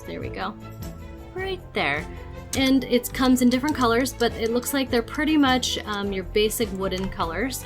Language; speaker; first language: English; native; English